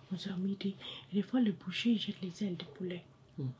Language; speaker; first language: French; non-native, fluent; Khmer